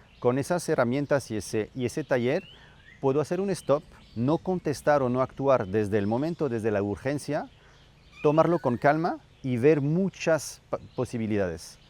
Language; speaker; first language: Spanish; non-native, fluent; French